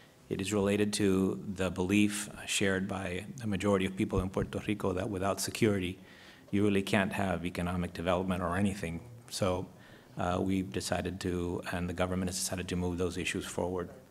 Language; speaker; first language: English; non-native, local second language; Spanish